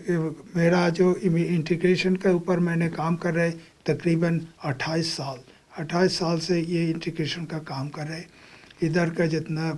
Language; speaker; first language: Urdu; non-native, fluent; Bangla